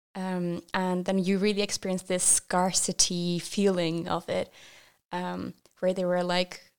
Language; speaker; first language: English; non-native, fluent; Norwegian